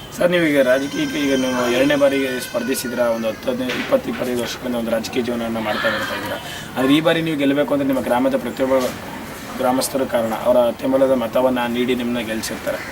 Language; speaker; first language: Kannada; native; Kannada